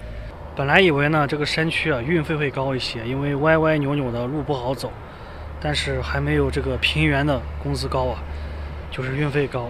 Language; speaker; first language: Chinese; native; Chinese